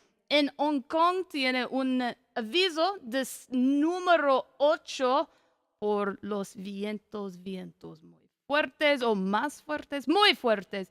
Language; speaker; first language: Spanish; non-native, learner; English